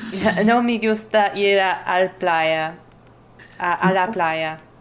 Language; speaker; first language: Spanish; non-native, learner; English